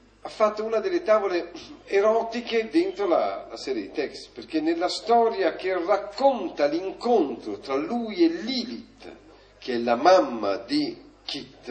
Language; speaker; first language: Italian; native; Italian